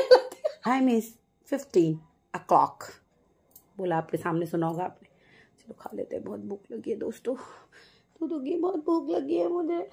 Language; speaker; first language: Hindi; native; Hindi